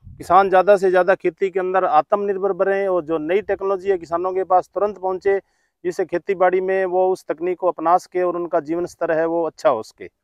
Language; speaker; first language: Hindi; native; Hindi